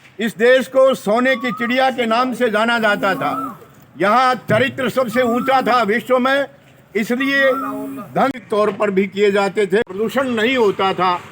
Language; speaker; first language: Hindi; native; Hindi